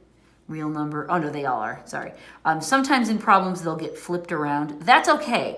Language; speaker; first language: English; native; English